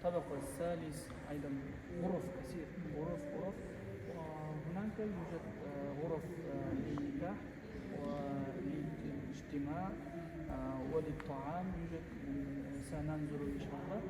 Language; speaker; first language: Arabic; non-native, learner; Kazakh